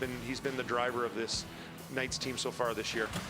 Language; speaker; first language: English; native; English